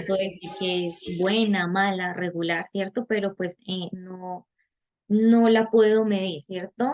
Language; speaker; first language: Spanish; native; Spanish